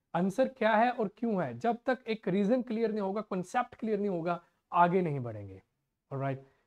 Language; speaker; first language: Hindi; non-native, local second language; Punjabi